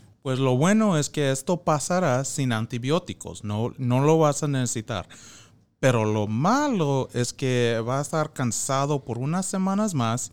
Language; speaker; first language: Spanish; non-native, fluent; English